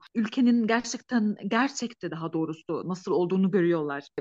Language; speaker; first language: Turkish; non-native, fluent; Arabic